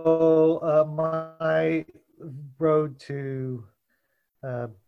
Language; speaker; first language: English; native; English